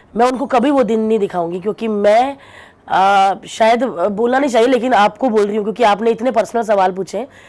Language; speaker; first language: Hindi; non-native, local second language; Punjabi